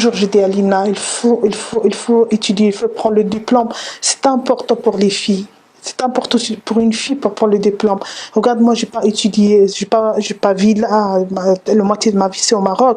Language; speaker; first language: French; non-native, learner; Arabic